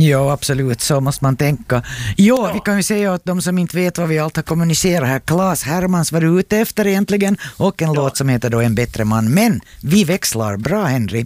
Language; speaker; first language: Swedish; native; Swedish